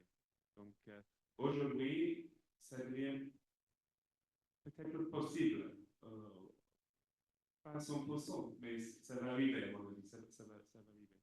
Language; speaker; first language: French; non-native, fluent; English